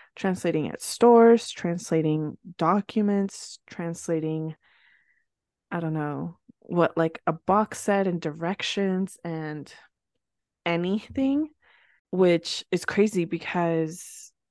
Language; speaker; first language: English; early bilingual, other home language; Spanish